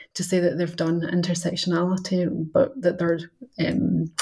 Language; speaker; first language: English; native; English